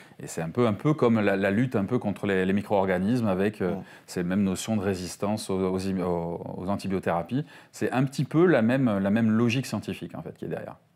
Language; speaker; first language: French; native; French